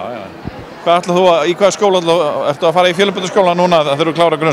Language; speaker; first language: Icelandic; native; Icelandic